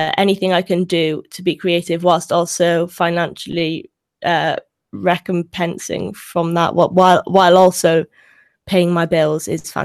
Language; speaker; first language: English; native; English